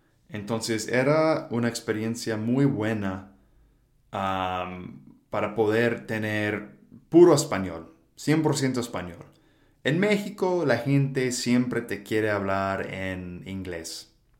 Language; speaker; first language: Spanish; non-native, fluent; English